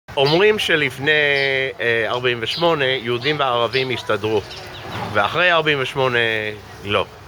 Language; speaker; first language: Hebrew; non-native, fluent; English